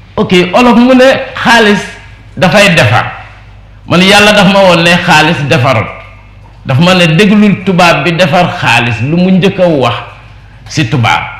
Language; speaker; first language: Wolof; non-native, local second language; Jola-Fonyi